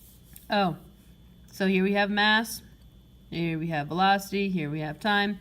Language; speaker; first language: English; native; English